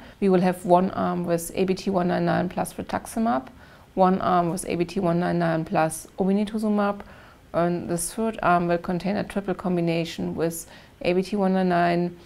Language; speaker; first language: English; non-native, fluent; German